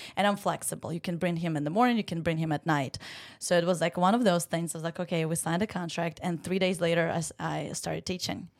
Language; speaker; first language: English; non-native, fluent; Ukrainian